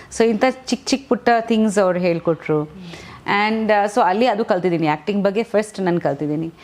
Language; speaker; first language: Kannada; non-native, fluent; Bangla